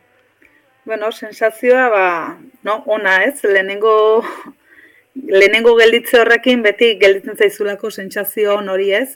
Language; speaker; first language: Basque; native; Basque